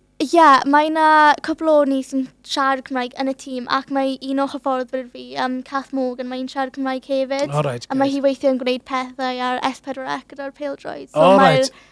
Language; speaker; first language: Welsh; non-native, local second language; English